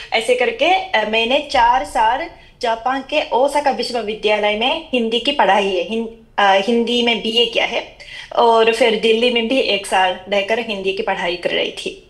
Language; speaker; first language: Hindi; non-native, fluent; Japanese